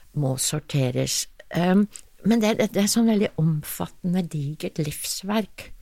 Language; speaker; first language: Norwegian; non-native, fluent; English